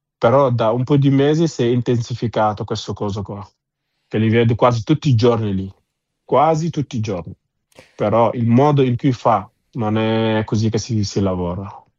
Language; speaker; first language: Italian; non-native, fluent; Wolof